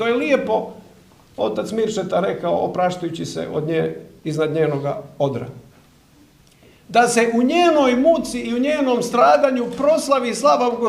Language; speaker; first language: Croatian; native; Croatian